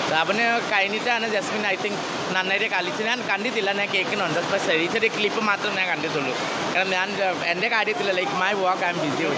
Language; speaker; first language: Malayalam; non-native, fluent; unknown